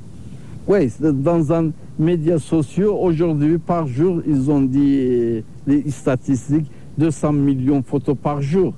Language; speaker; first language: French; non-native, learner; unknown